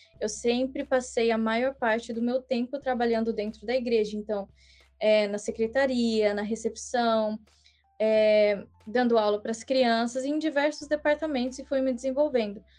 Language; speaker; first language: Portuguese; early bilingual, heritage; English